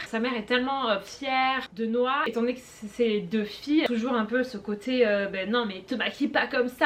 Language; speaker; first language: French; native; French